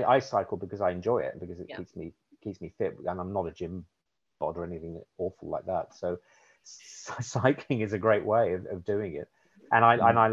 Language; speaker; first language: English; native; English